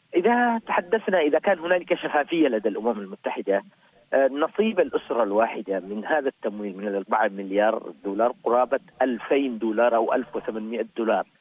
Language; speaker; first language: Arabic; native; Arabic